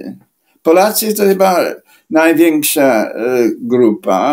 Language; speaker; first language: Polish; non-native, fluent; English